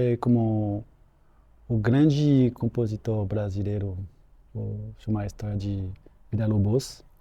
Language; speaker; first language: Portuguese; non-native, fluent; French